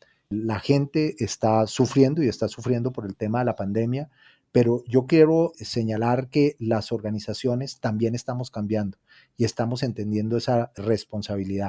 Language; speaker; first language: Spanish; native; Spanish